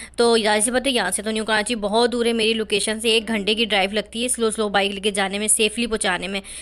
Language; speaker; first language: Urdu; native; Urdu